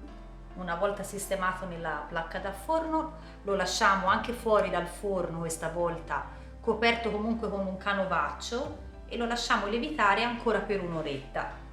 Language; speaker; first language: Italian; native; Italian